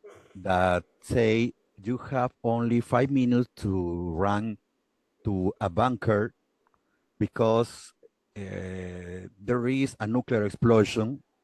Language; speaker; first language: English; non-native, learner; Spanish